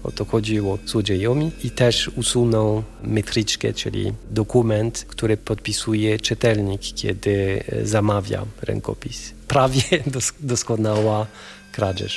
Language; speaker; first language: Polish; non-native, fluent; French